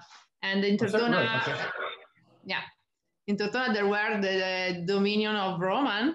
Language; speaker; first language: English; non-native, learner; Italian